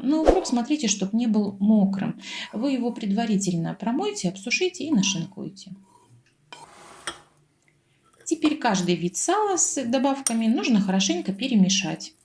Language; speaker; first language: Russian; native; Russian